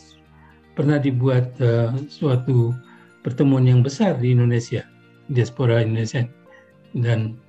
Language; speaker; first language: Indonesian; non-native, local second language; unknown